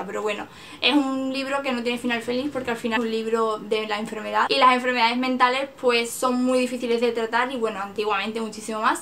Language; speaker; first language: Spanish; native; Spanish